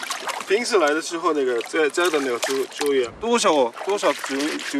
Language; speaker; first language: Chinese; non-native, learner; Korean